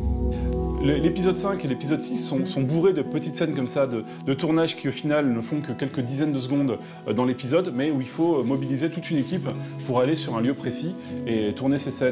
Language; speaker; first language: French; native; French